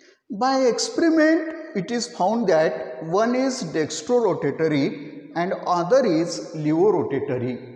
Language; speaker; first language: English; non-native, local second language; Marathi